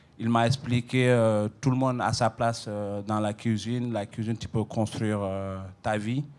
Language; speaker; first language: French; non-native, local second language; Fula